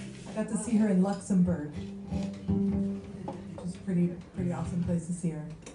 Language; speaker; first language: English; early bilingual, other home language; French